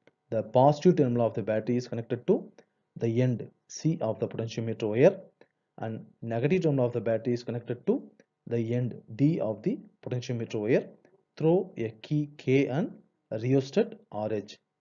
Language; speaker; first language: English; non-native, local second language; Tamil